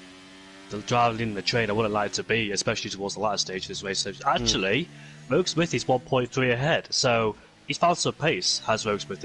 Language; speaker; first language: English; native; English